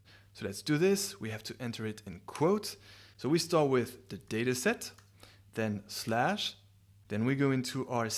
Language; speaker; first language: English; non-native, fluent; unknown